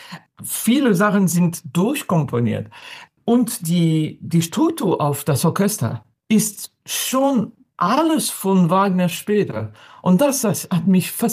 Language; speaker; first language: German; non-native, learner; French